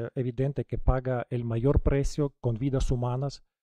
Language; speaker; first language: Spanish; non-native, fluent; Ukrainian